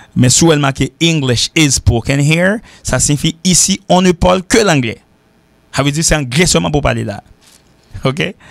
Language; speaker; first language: French; native; French